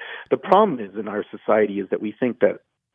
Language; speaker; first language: English; native; English